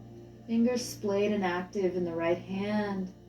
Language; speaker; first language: English; native; English